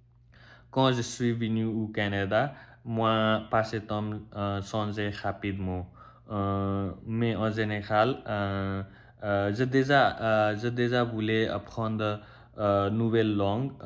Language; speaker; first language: French; non-native, learner; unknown